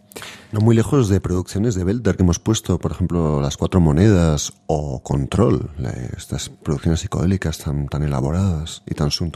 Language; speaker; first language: Spanish; native; Spanish